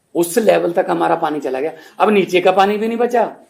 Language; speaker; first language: Hindi; non-native, local second language; Punjabi